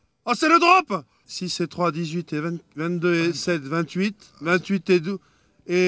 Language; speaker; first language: French; native; French